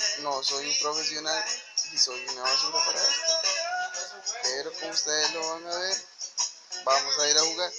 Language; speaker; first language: Spanish; native; Spanish